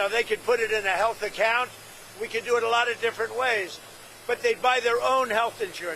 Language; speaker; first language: English; native; English